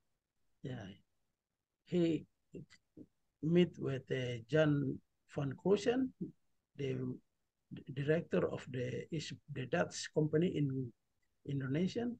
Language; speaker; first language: English; non-native, learner; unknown